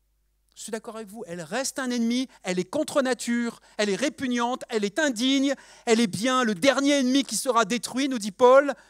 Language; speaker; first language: French; native; French